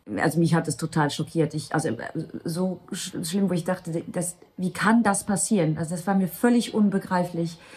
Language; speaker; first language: German; non-native, local second language; Luxembourgish